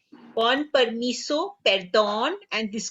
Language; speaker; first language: Spanish; non-native, fluent; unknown